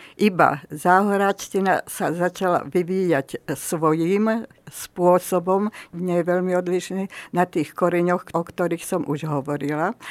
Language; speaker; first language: Slovak; native; Slovak